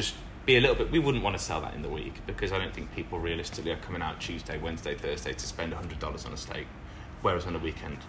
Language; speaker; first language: English; native; English